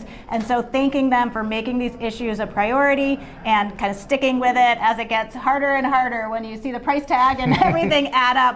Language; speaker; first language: English; native; English